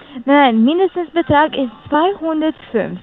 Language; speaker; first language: German; non-native, learner; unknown